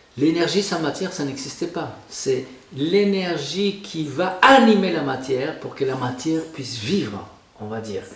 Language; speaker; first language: French; non-native, fluent; Spanish